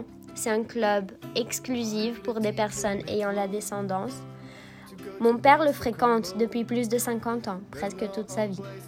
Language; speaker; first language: French; non-native, fluent; Portuguese